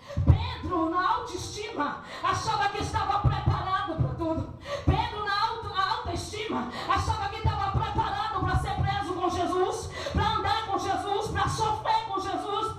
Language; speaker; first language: Portuguese; native; Portuguese